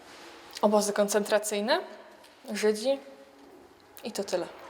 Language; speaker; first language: Polish; native; Polish